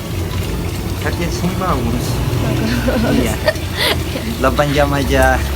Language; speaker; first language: Indonesian; non-native, learner; Arabic